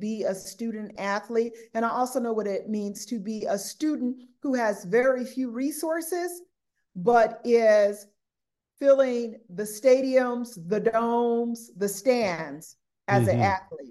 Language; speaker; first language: English; native; English